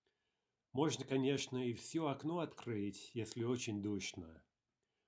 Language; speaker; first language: Russian; non-native, fluent; English